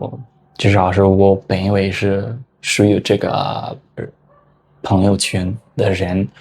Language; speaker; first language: Chinese; non-native, fluent; Spanish